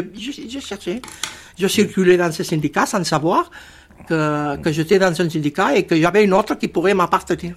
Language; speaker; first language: French; non-native, fluent; Spanish